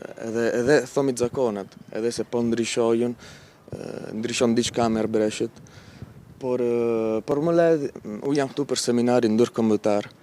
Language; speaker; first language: Albanian; early bilingual, heritage; Albanian